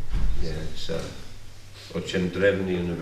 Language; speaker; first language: Russian; non-native, fluent; English